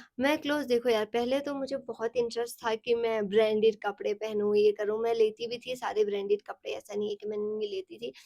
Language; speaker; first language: Hindi; non-native, local second language; Sicilian